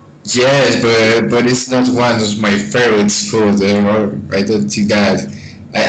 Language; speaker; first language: English; non-native, fluent; Spanish